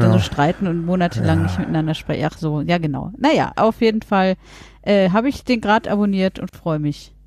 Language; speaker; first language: German; native; German